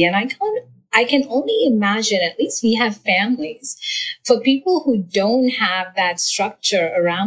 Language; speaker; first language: English; non-native, local second language; Malayalam